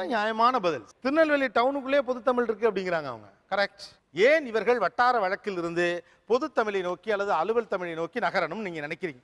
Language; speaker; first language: Tamil; native; Tamil